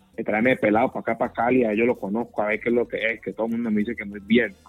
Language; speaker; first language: Spanish; native; Spanish